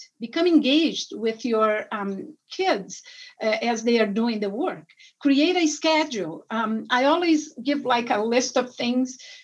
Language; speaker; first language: English; non-native, fluent; Portuguese